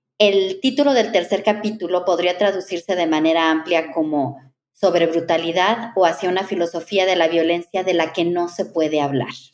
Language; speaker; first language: Spanish; native; Spanish